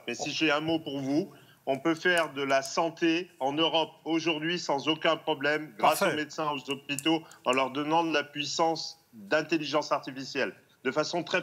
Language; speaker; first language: French; native; French